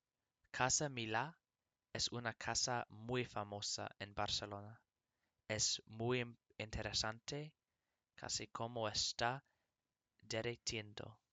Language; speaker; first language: Spanish; non-native, learner; English